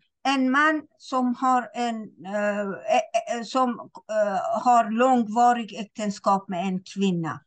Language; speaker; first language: Swedish; non-native, fluent; Persian